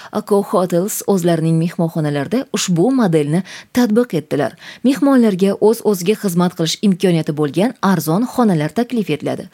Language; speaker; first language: Uzbek; native; Uzbek